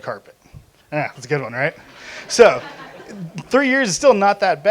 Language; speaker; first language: English; native; English